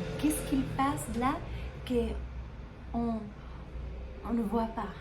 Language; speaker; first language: French; non-native, learner; Spanish